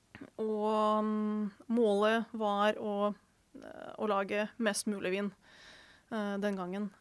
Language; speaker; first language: Norwegian; non-native, fluent; Ukrainian